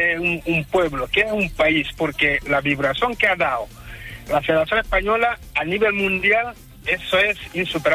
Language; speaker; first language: Spanish; non-native, fluent; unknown